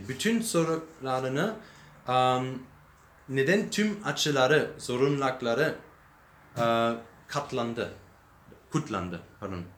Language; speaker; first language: Turkish; non-native, learner; German